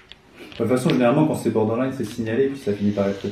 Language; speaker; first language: French; native; French